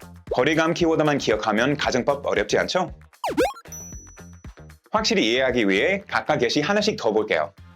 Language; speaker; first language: Korean; native; Korean